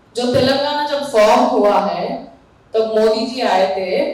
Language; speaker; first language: Hindi; non-native, local second language; Telugu